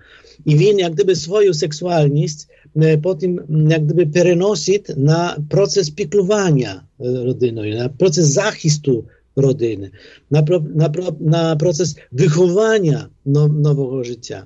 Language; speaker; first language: Polish; non-native, fluent; Ukrainian